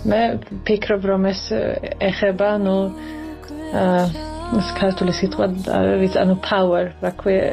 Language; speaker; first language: Georgian; early bilingual, heritage; Georgian